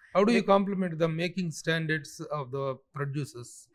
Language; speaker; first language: English; non-native, local second language; Telugu